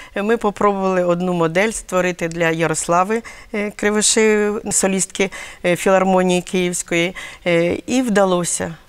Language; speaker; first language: Ukrainian; native; Ukrainian